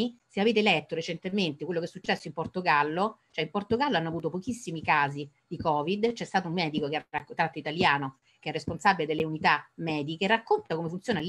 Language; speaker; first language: Italian; native; Italian